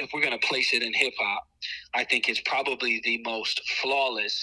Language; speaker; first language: English; native; English